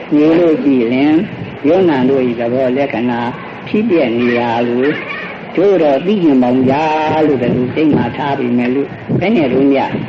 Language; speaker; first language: Burmese; native; Burmese